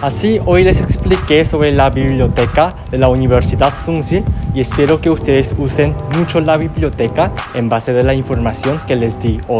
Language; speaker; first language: Spanish; non-native, learner; Korean